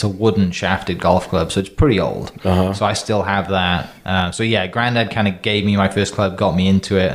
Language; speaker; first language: English; native; English